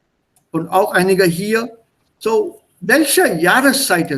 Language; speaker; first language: German; non-native, fluent; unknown